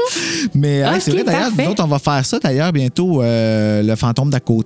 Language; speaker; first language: French; native; French